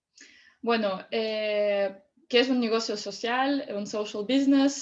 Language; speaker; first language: Spanish; non-native, fluent; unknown